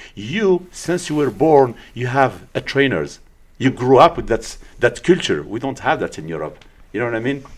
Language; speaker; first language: English; early bilingual, other home language; Arabic